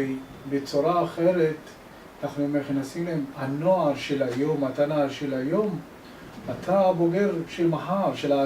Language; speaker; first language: Hebrew; non-native, local second language; Arabic